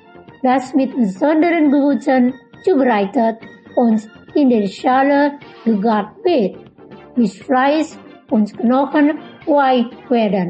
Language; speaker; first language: German; non-native, fluent; Indonesian